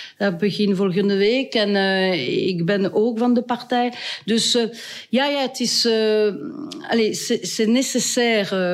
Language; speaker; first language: Dutch; non-native, local second language; French